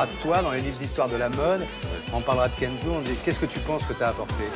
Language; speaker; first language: French; native; French